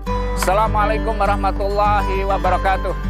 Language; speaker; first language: Indonesian; native; Indonesian